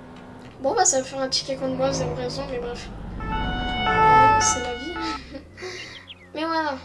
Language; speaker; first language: French; native; French